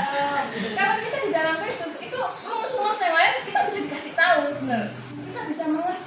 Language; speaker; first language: Indonesian; native; Indonesian